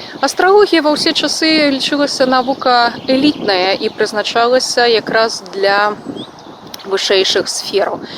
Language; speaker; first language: Belarusian; non-native, local second language; Russian